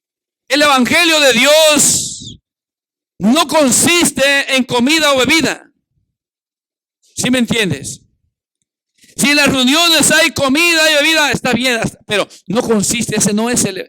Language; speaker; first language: Spanish; native; Spanish